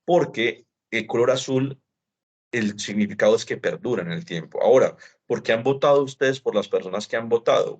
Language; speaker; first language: Spanish; native; Spanish